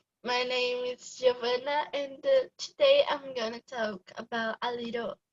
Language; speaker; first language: English; non-native, fluent; Portuguese